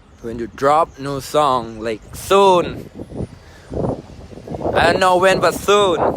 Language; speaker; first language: English; non-native, learner; Thai